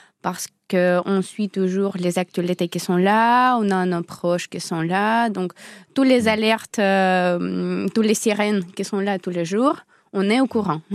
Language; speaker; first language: French; non-native, fluent; Ukrainian